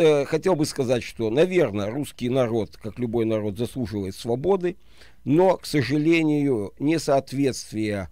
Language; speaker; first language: Russian; native; Russian